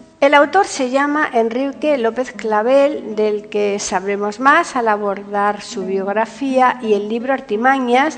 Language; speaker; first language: Spanish; native; Spanish